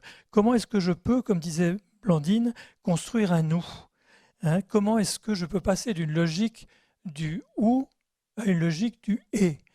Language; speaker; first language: French; native; French